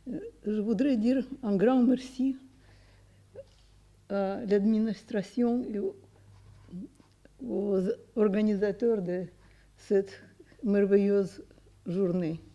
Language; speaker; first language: French; non-native, fluent; Russian